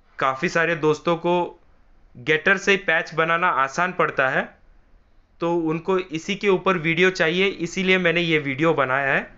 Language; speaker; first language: Hindi; non-native, local second language; Marathi